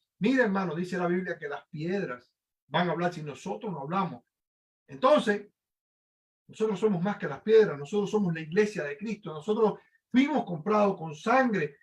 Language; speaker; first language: Spanish; native; Spanish